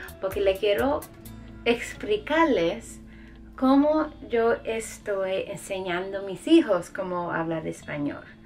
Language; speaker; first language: Spanish; early bilingual, heritage; Spanish